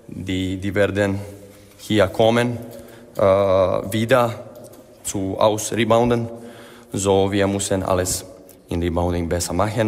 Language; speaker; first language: German; non-native, learner; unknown